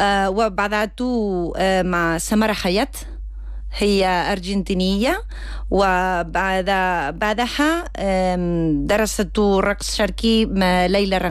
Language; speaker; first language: Arabic; non-native, learner; Spanish